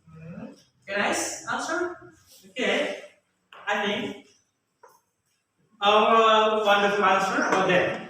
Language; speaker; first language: English; non-native, learner; Indonesian